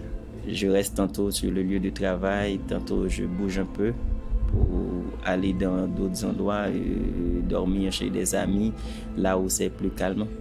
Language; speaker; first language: French; non-native, local second language; Haitian Creole